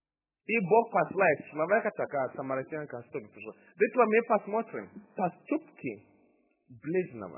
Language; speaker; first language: Russian; non-native, fluent; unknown